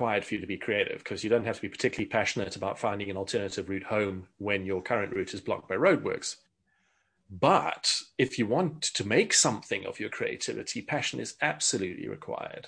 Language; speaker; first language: English; native; English